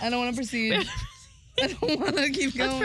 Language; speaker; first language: English; native; English